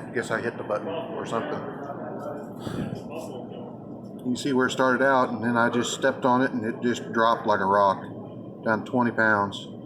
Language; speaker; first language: English; native; English